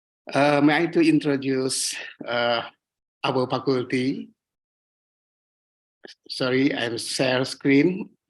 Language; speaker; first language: English; non-native, learner; Indonesian